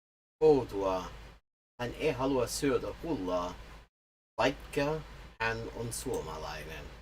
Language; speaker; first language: Finnish; non-native, learner; English